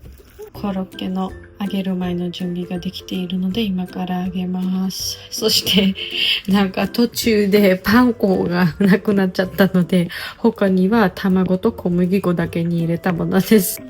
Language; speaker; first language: Japanese; non-native, fluent; Georgian